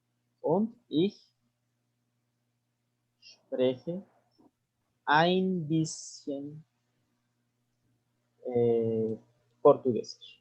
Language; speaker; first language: German; non-native, fluent; Spanish